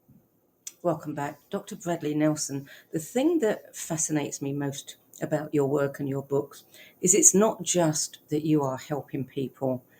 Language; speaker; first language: English; native; English